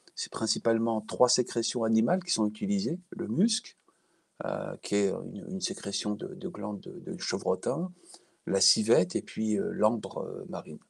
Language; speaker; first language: French; native; French